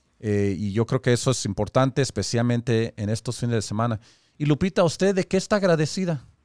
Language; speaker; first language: Spanish; early bilingual, heritage; Spanish